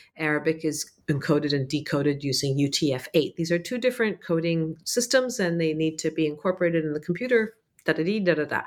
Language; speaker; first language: English; early bilingual, other home language; Arabic